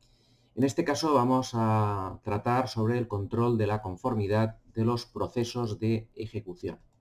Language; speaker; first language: Spanish; native; Spanish